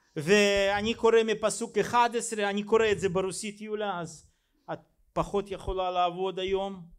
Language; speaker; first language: Hebrew; non-native, fluent; Russian